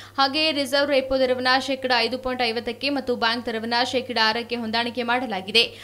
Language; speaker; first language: Kannada; native; Kannada